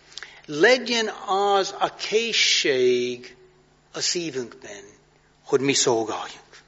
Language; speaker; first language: Hungarian; non-native, fluent; English